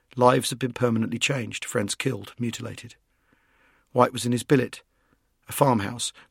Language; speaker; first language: English; native; English